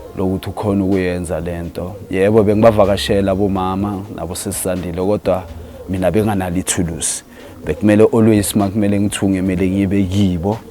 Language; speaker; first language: Zulu; native; Zulu